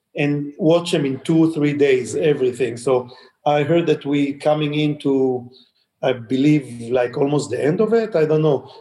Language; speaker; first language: English; non-native, fluent; Hebrew